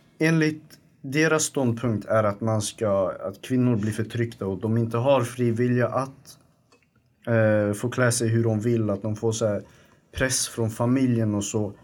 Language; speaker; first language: Swedish; early bilingual, other home language; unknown